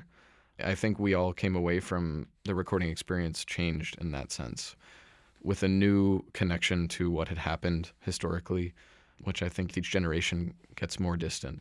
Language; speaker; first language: English; native; English